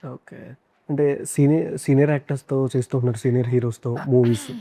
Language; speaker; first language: Telugu; native; Telugu